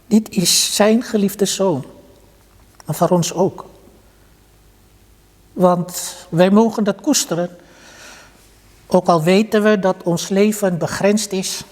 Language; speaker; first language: Dutch; early bilingual, other home language; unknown